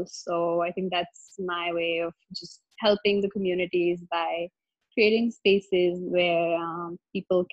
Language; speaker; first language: English; non-native, local second language; Hindi